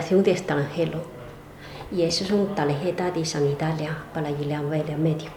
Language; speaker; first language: Spanish; non-native, learner; Chinese